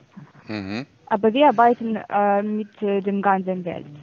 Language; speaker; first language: German; non-native, fluent; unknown